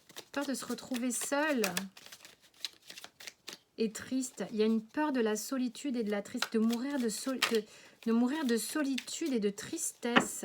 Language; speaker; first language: French; native; French